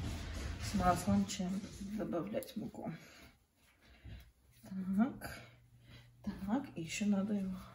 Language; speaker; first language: Russian; early bilingual, heritage; Russian